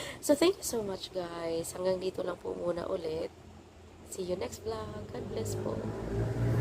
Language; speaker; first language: Filipino; non-native, local second language; Cebuano